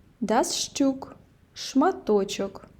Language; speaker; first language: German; non-native, fluent; Ukrainian